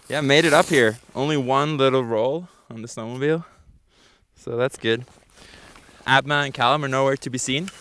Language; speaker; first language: English; non-native, fluent; Norwegian